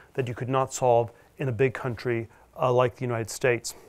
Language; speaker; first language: English; native; English